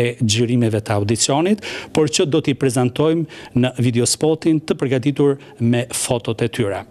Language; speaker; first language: Albanian; native; Albanian